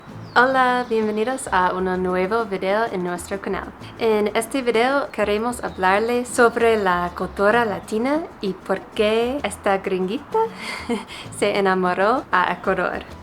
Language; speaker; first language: Spanish; non-native, learner; English